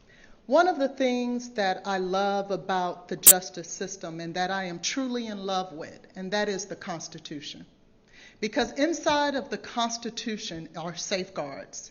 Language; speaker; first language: English; native; English